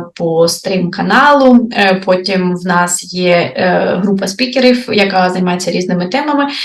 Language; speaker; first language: Ukrainian; native; Ukrainian